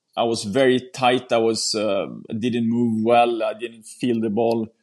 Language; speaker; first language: English; non-native, fluent; Swedish